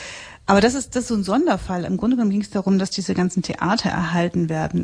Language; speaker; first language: German; native; German